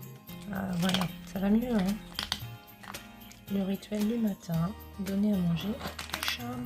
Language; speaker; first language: French; native; French